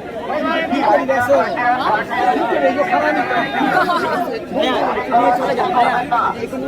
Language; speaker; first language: Korean; non-native, learner; Bangla